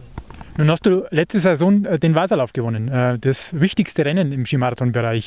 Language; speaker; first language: German; native; German